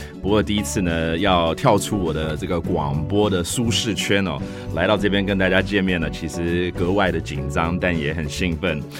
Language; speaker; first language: Chinese; early bilingual, heritage; Chinese